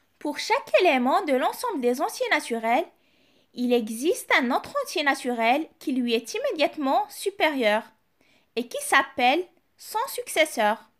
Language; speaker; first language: French; non-native, local second language; Arabic